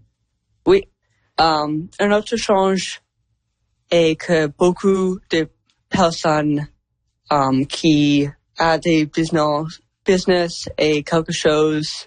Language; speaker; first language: French; non-native, local second language; English